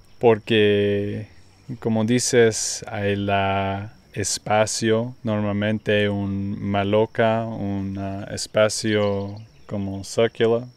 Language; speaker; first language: Spanish; non-native, learner; English